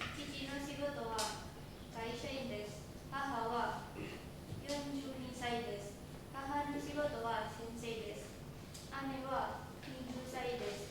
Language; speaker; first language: Japanese; non-native, learner; Indonesian